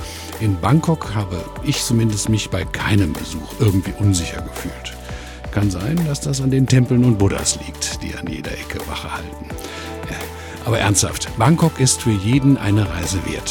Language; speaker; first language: German; native; German